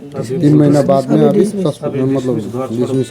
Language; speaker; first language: Hindi; non-native, local second language; Nepali